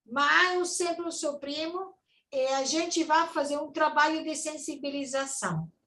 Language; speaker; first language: Portuguese; non-native, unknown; Italian